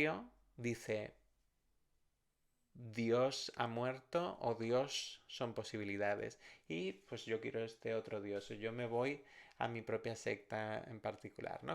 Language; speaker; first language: Spanish; native; Spanish